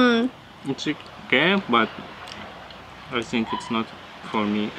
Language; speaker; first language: English; non-native, learner; Russian